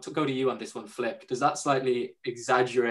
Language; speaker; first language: English; native; English